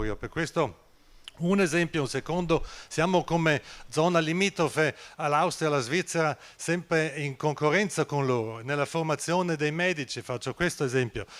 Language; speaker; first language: Italian; non-native, local second language; German